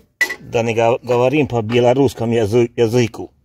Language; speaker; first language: Russian; non-native, learner; Serbian